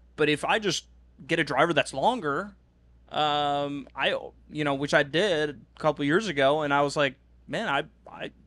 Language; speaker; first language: English; non-native, fluent; Norwegian